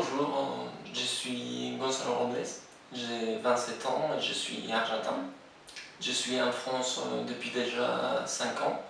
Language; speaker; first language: French; non-native, fluent; Spanish